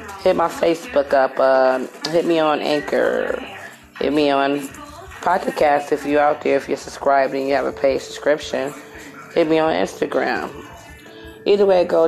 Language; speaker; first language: English; native; English